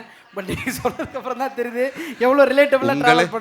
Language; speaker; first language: Tamil; native; Tamil